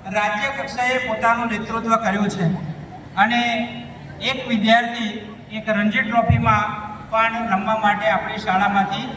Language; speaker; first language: Gujarati; native; Gujarati